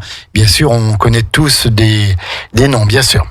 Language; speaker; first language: French; native; French